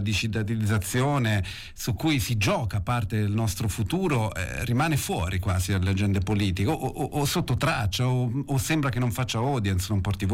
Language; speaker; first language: Italian; native; Italian